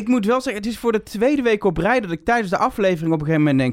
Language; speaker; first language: Dutch; native; Dutch